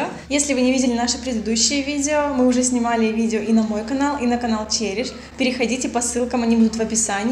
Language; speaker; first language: Russian; native; Russian